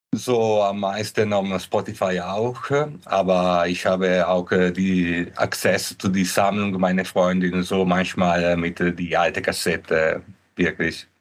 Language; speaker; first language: German; non-native, learner; Italian